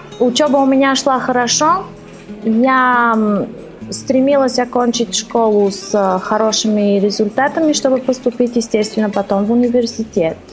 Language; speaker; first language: Russian; early bilingual, heritage; Russian